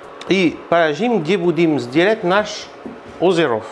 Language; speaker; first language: Russian; non-native, learner; French